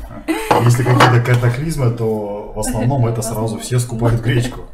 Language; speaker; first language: Russian; native; Russian